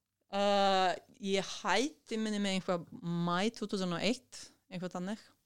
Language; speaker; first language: Icelandic; non-native, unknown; Serbian